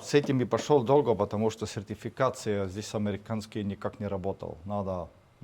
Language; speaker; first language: Russian; non-native, fluent; Estonian